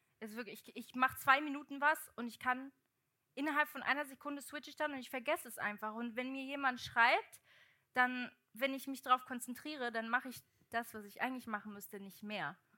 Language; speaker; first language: German; early bilingual, other home language; Portuguese